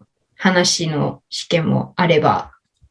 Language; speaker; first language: Japanese; non-native, learner; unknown